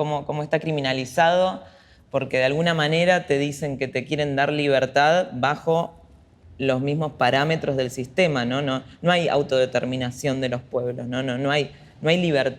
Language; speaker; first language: Spanish; native; Spanish